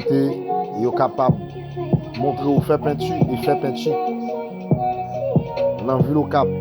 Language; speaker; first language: French; non-native, learner; Haitian Creole